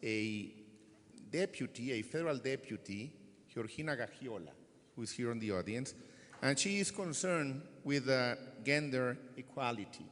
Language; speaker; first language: English; non-native, fluent; Spanish